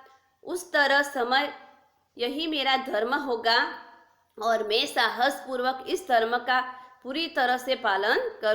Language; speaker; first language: Hindi; non-native, local second language; Gujarati